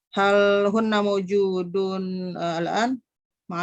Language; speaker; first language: Arabic; non-native, fluent; Indonesian